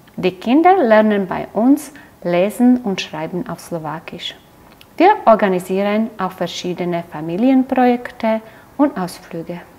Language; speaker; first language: German; non-native, fluent; Slovak